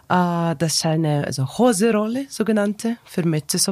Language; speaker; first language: German; non-native, learner; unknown